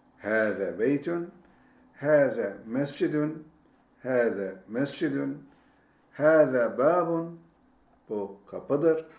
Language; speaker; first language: Arabic; non-native, fluent; Turkish